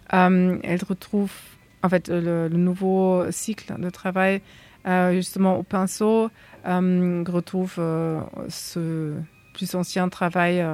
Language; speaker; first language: French; non-native, fluent; German